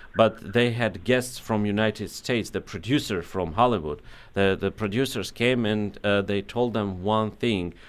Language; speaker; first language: English; non-native, fluent; Armenian